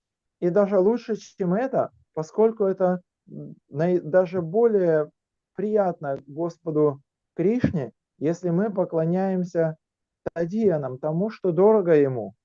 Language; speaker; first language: Russian; native; Russian